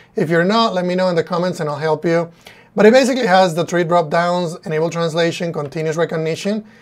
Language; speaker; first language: English; non-native, fluent; Spanish